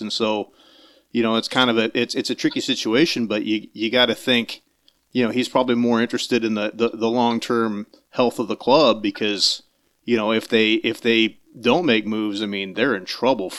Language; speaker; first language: English; native; English